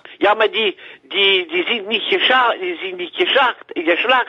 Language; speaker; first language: German; non-native, learner; French